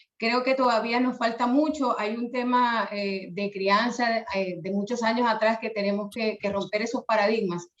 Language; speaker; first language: Spanish; native; Spanish